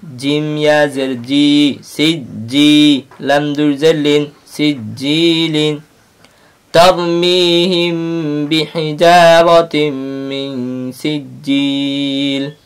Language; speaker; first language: Arabic; non-native, learner; Bangla